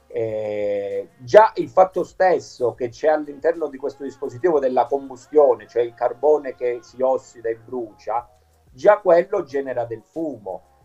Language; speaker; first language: Italian; native; Italian